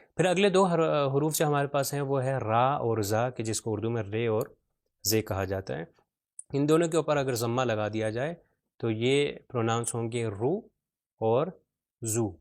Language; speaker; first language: Urdu; non-native, local second language; Punjabi